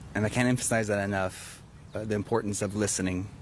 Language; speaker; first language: English; native; English